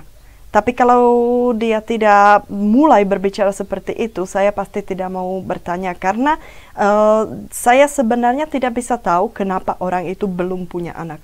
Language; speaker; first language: Indonesian; non-native, fluent; Czech